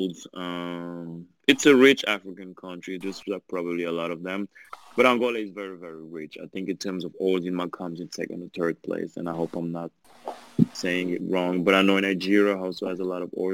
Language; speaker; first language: English; non-native, fluent; French